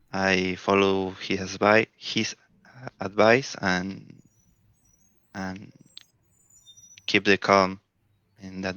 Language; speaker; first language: English; non-native, learner; Spanish